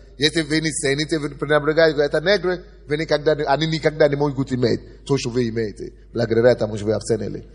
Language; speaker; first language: Russian; non-native, fluent; Yoruba